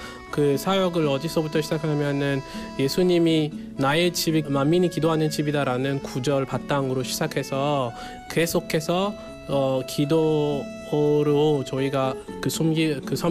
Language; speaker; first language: Korean; non-native, fluent; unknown